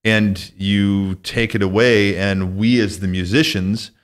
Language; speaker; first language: English; native; English